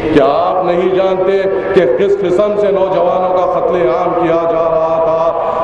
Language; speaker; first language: Urdu; native; Urdu